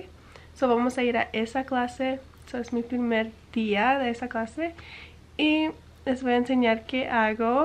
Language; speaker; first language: Spanish; early bilingual, heritage; English